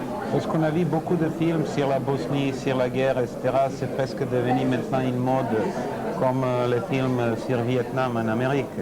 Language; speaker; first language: French; non-native, fluent; Serbian